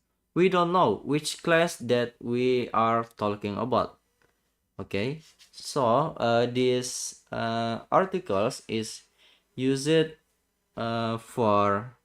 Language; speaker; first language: English; non-native, learner; Indonesian